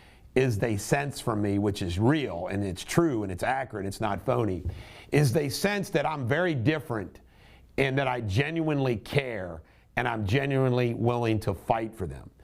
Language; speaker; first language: English; native; English